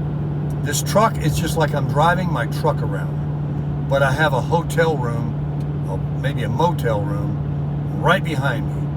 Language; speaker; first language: English; native; English